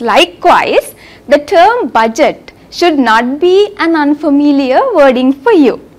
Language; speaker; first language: English; non-native, local second language; Sinhala